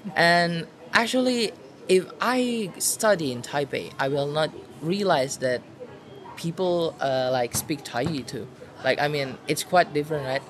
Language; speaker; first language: English; non-native, fluent; Indonesian